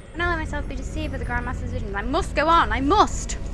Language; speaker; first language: English; native; English